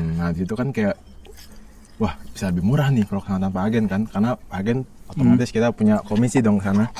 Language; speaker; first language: Indonesian; native; Indonesian